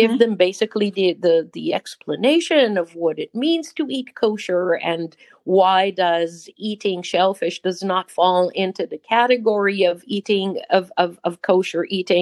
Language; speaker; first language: English; non-native, fluent; Hebrew